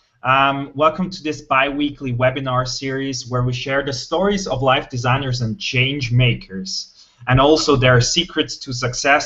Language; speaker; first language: English; non-native, fluent; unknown